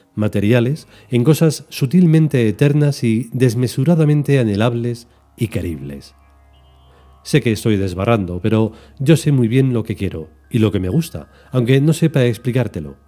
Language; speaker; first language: Spanish; native; Spanish